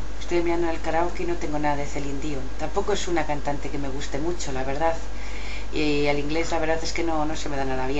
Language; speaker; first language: Spanish; native; Spanish